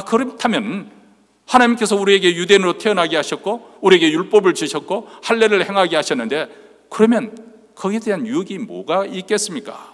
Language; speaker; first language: Korean; native; Korean